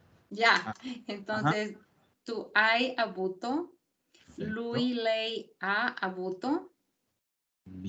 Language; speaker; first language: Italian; non-native, learner; Spanish